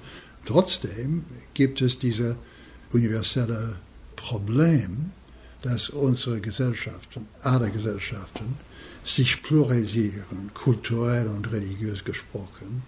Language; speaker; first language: German; non-native, fluent; English